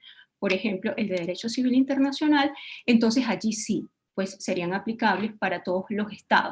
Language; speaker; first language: Spanish; native; Spanish